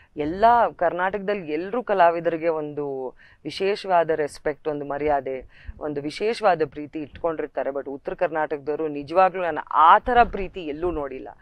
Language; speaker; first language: Kannada; native; Kannada